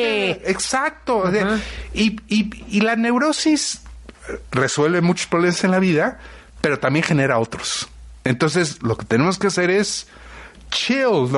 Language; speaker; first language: Spanish; native; Spanish